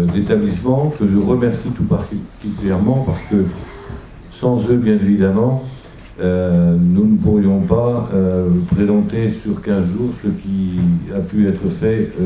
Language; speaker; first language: French; native; French